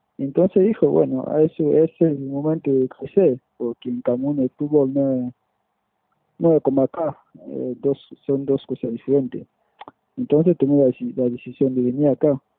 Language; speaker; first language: Spanish; non-native, fluent; French